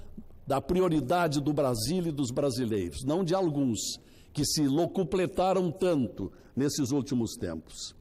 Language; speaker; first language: Portuguese; native; Portuguese